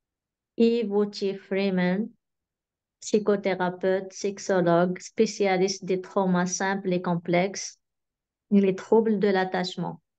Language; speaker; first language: French; non-native, local second language; Arabic